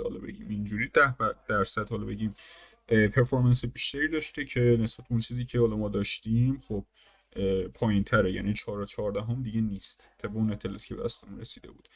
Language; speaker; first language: Persian; native; Persian